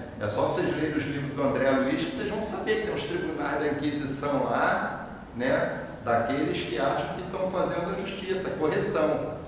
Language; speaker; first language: Portuguese; native; Portuguese